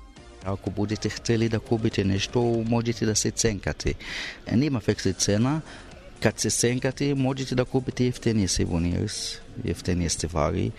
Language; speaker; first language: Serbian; non-native, learner; Arabic